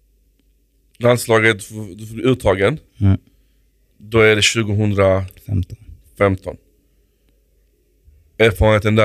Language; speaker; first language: Swedish; native; Swedish